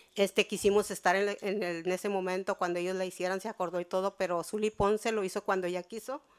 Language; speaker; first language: Spanish; native; Spanish